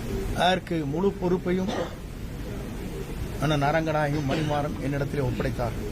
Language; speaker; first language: Tamil; native; Tamil